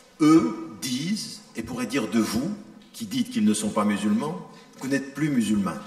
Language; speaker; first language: French; native; French